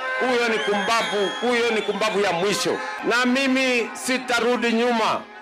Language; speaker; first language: Swahili; non-native, local second language; Kalenjin